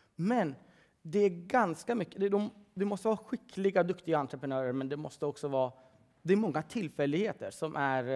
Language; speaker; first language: Swedish; early bilingual, other home language; Persian